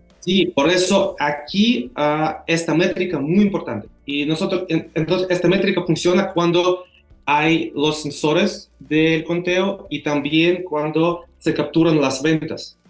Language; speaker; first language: Spanish; non-native, learner; Russian